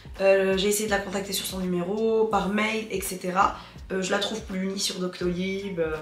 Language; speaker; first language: French; non-native, local second language; Arabic